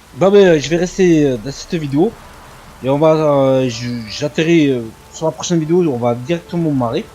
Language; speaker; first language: French; native; French